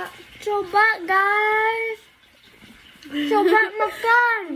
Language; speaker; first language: Indonesian; early bilingual, heritage; English